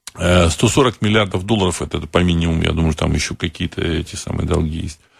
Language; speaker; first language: Russian; native; Russian